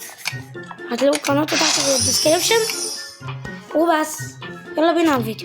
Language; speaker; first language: Arabic; native; Arabic